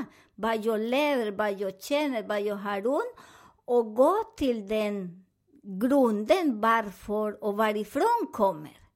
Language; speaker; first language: Swedish; non-native, learner; Spanish